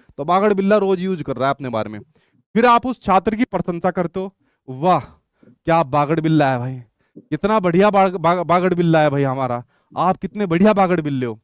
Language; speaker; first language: Hindi; native; Hindi